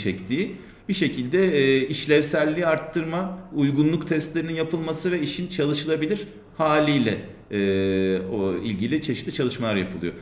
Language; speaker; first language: Turkish; native; Turkish